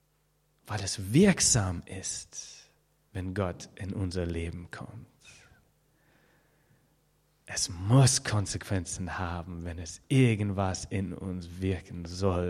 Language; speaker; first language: German; non-native, fluent; English